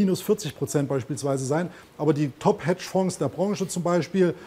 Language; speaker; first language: German; native; German